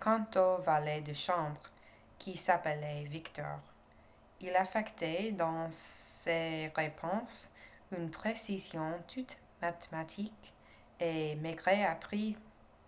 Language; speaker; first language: French; non-native, learner; English